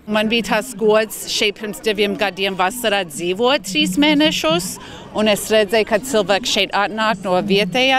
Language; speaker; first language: Latvian; early bilingual, heritage; Latvian